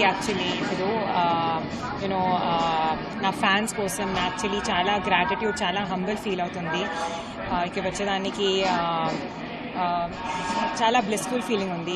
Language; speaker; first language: Telugu; non-native, learner; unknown